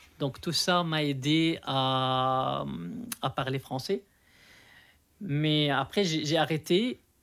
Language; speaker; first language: French; non-native, fluent; Arabic